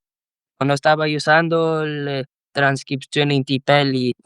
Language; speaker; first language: Spanish; non-native, learner; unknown